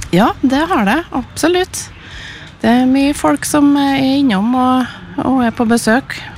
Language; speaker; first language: Norwegian; native; Norwegian